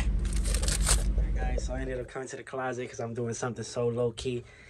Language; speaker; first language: English; early bilingual, other home language; Spanish